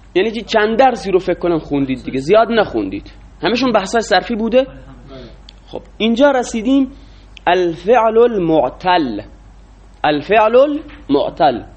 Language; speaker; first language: Persian; non-native, local second language; Baluchi